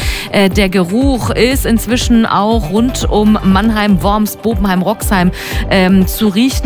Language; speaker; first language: German; native; German